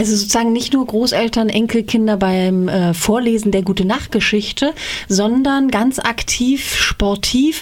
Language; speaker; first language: German; native; German